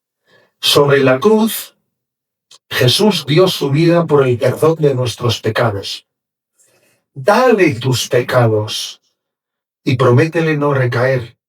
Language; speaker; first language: Spanish; native; Spanish